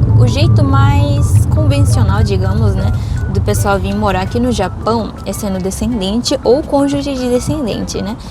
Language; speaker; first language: Portuguese; early bilingual, other home language; Japanese